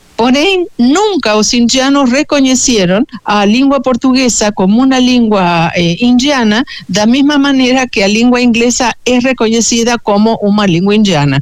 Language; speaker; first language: Portuguese; non-native, fluent; Spanish